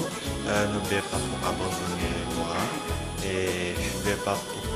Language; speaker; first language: French; non-native, learner; Indonesian